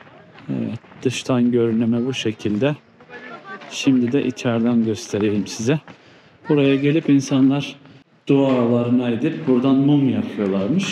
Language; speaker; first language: Turkish; native; Turkish